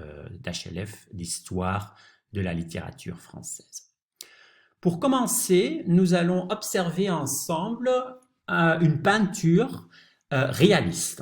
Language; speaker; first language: French; non-native, fluent; Dutch